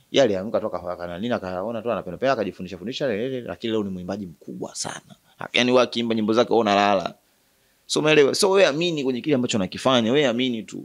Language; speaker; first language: Swahili; native; Swahili